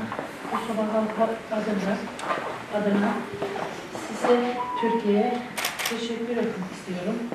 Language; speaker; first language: Turkish; non-native, fluent; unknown